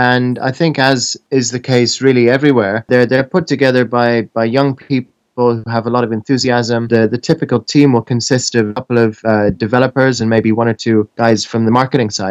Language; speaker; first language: English; native; English